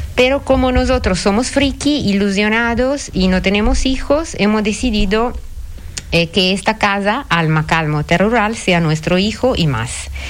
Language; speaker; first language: Spanish; non-native, fluent; Italian